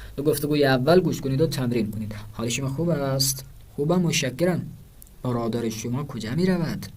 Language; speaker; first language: Persian; non-native, fluent; Urdu